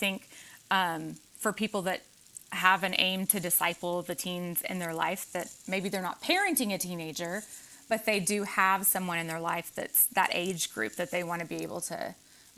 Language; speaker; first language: English; native; English